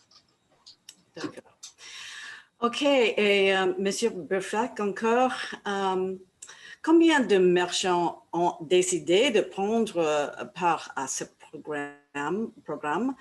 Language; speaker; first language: French; non-native, learner; English